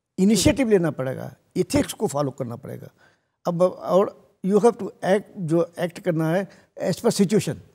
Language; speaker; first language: Hindi; native; Hindi